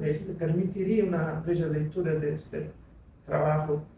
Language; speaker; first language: Spanish; non-native, fluent; Portuguese